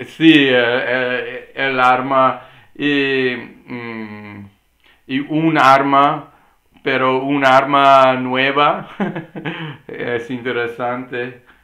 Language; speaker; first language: Spanish; non-native, fluent; English